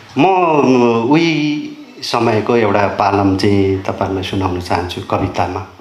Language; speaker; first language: Nepali; non-native, local second language; Limbu